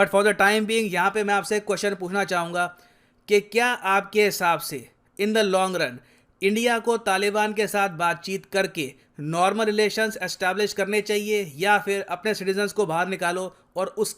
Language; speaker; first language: Hindi; native; Hindi